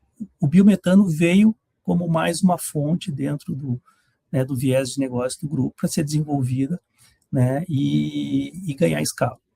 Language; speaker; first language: Portuguese; native; Portuguese